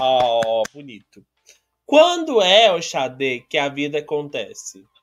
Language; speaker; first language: Portuguese; native; Portuguese